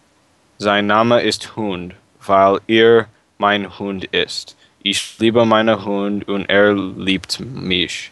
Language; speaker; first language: German; non-native, learner; English